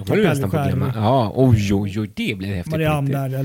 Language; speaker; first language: Swedish; native; Swedish